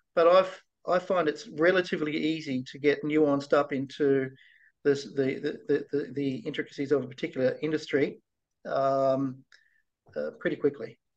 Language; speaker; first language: English; native; English